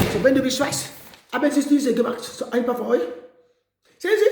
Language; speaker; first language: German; non-native, learner; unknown